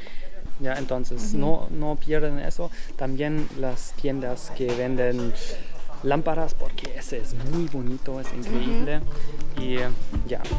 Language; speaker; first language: Spanish; non-native, learner; German